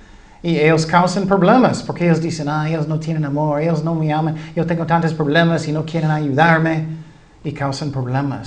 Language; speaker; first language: Spanish; non-native, fluent; English